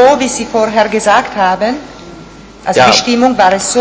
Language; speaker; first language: German; non-native, fluent; Italian